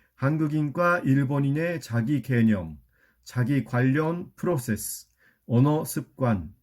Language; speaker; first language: Korean; non-native, fluent; Japanese